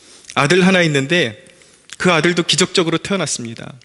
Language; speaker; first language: Korean; native; Korean